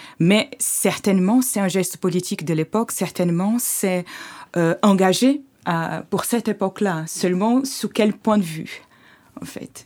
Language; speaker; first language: French; non-native, fluent; Portuguese